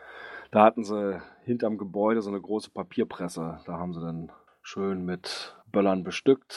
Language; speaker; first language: German; native; German